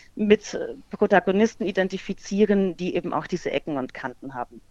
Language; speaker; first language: German; native; German